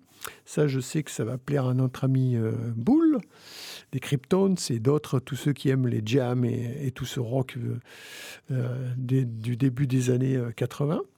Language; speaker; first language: French; native; French